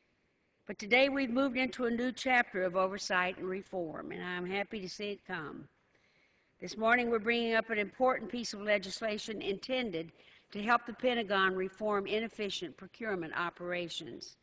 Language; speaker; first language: English; native; English